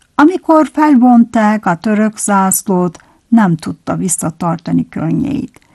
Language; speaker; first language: Hungarian; non-native, fluent; Turkish